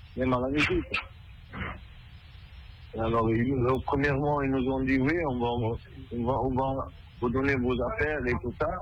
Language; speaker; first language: French; non-native, fluent; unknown